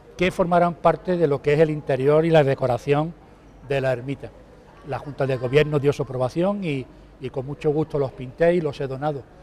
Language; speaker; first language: Spanish; native; Spanish